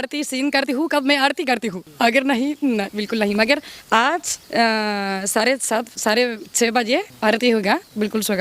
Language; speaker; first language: Hindi; non-native, learner; Spanish